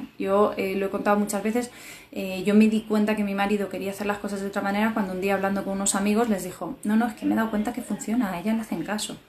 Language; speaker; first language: Spanish; native; Spanish